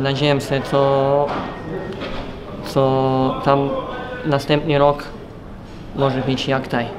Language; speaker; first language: Polish; non-native, learner; Serbian